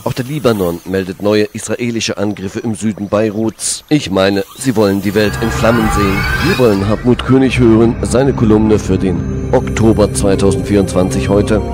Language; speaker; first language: German; native; German